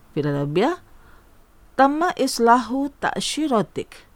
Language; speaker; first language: Arabic; non-native, fluent; Indonesian